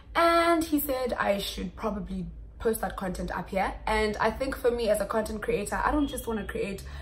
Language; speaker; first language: English; non-native, local second language; Xhosa